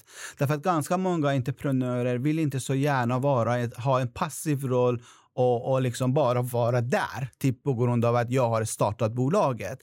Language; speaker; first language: Swedish; non-native, fluent; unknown